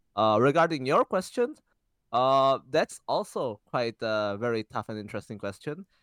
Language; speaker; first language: English; early bilingual, heritage; Czech